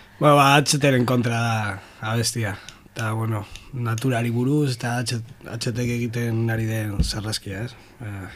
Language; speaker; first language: Basque; native; Basque